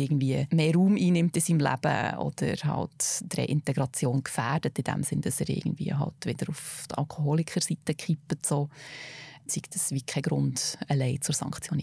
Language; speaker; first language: German; native; German